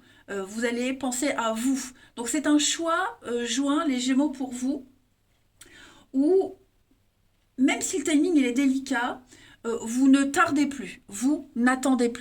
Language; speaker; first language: French; native; French